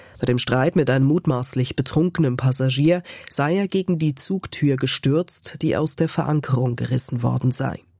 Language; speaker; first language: German; native; German